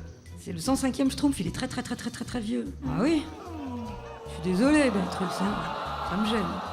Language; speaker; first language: French; native; French